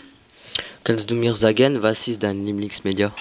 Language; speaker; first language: German; non-native, learner; French